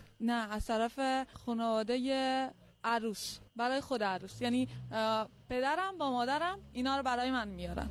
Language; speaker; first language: Persian; native; Persian